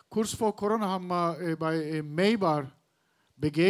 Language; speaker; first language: German; non-native, learner; Turkish